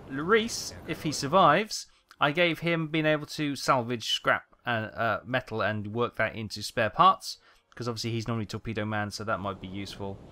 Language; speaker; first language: English; native; English